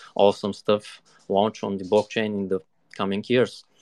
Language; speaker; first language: English; non-native, fluent; Bulgarian